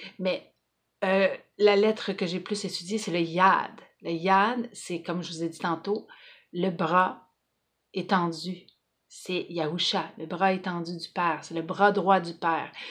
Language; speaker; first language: French; native; French